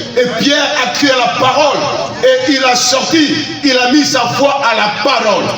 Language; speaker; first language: French; non-native, local second language; Lingala